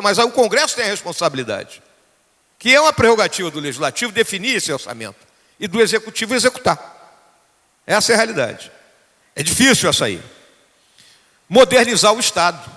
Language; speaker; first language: Portuguese; native; Portuguese